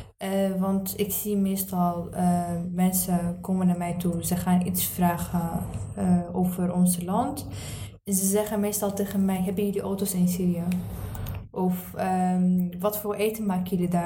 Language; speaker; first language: Dutch; early bilingual, other home language; Arabic